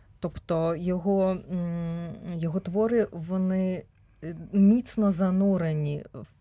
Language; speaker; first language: Ukrainian; native; Ukrainian